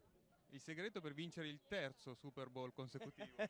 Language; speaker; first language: Italian; native; Italian